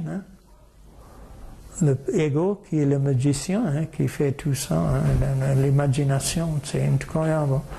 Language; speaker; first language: French; non-native, fluent; English